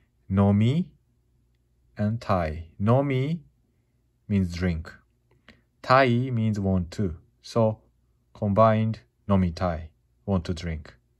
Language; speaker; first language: English; non-native, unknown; Japanese